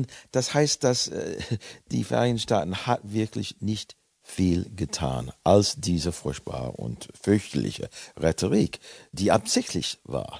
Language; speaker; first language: German; non-native, fluent; English